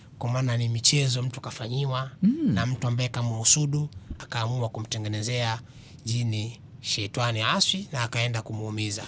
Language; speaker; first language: Swahili; native; Swahili